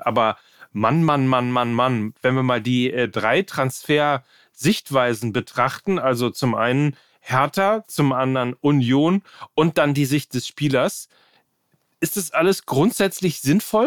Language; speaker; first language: German; native; German